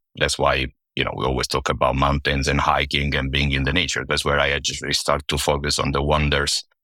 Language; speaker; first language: English; non-native, fluent; Italian